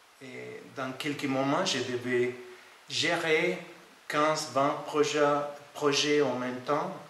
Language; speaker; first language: French; non-native, fluent; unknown